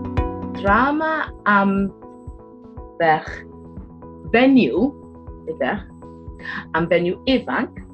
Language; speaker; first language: Welsh; non-native, learner; English